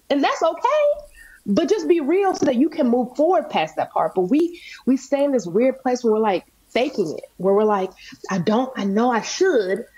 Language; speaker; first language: English; native; English